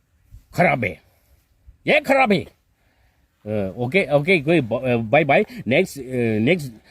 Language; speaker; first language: Hindi; non-native, local second language; Manipuri